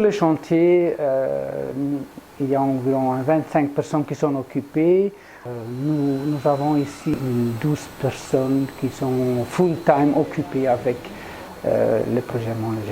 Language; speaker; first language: French; non-native, local second language; Dutch